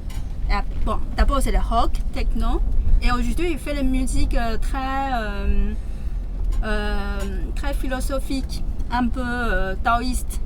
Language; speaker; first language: French; non-native, fluent; Chinese